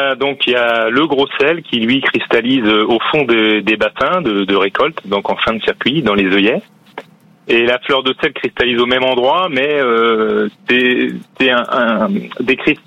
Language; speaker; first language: French; native; French